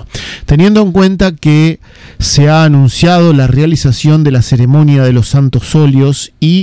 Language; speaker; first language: Spanish; native; Spanish